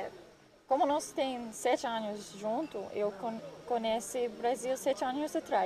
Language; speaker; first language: Portuguese; non-native, learner; English